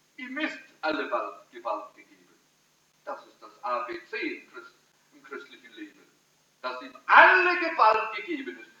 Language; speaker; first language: German; early bilingual, heritage; German